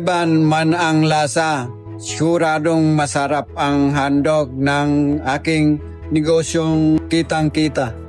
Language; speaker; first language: Filipino; non-native, learner; Vietnamese